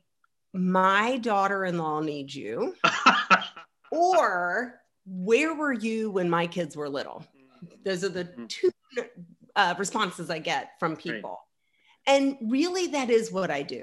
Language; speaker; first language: English; native; English